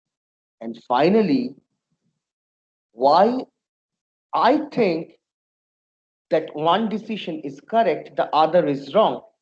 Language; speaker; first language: English; non-native, local second language; Bangla